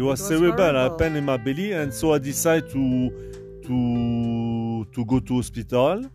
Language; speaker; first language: English; non-native, learner; French